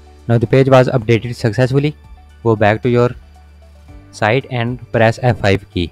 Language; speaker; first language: English; non-native, fluent; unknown